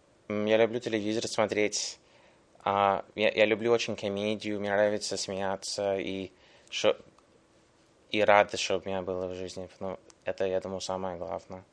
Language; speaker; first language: Russian; early bilingual, heritage; English